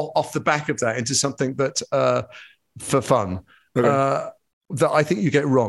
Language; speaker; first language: English; native; English